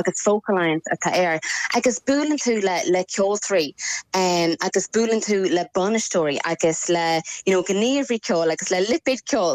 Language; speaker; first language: Irish; non-native, local second language; English